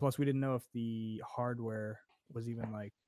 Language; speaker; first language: English; native; English